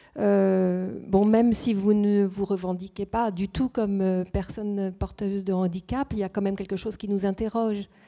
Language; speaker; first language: French; native; French